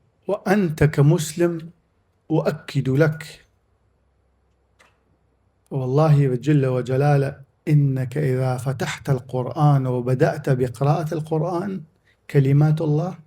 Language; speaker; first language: Arabic; native; Arabic